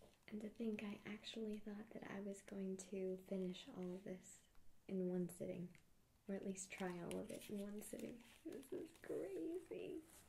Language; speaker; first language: English; native; English